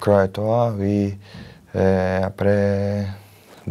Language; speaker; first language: French; non-native, learner; Croatian